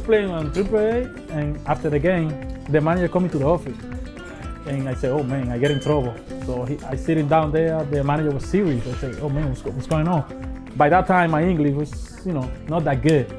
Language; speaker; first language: English; non-native, fluent; Spanish